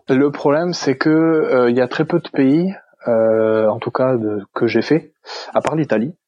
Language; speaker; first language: French; native; French